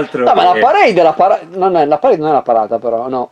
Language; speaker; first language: Italian; native; Italian